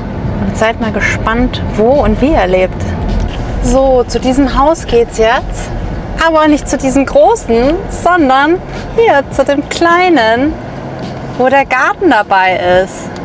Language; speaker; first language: German; native; German